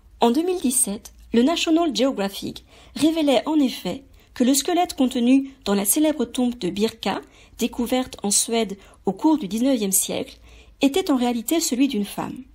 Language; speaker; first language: French; native; French